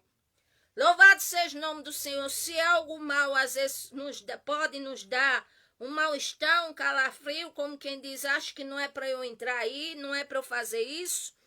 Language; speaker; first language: Portuguese; native; Portuguese